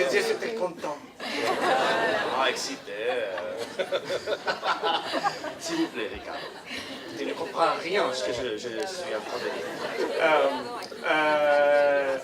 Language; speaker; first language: French; non-native, learner; Spanish